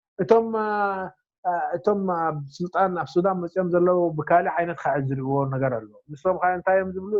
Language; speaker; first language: Tigrinya; non-native, local second language; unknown